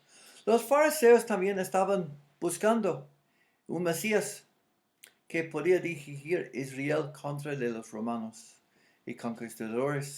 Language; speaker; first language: Spanish; non-native, fluent; English